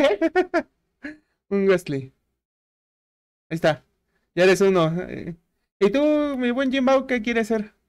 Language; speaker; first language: Spanish; native; Spanish